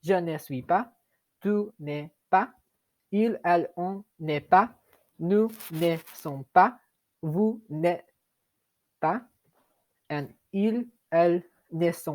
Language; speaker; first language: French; non-native, fluent; English